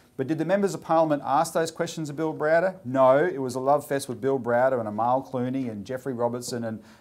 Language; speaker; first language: English; native; English